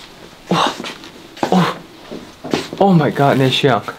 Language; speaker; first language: Korean; non-native, fluent; Chinese